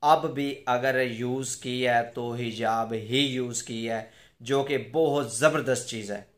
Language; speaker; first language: Urdu; non-native, local second language; Punjabi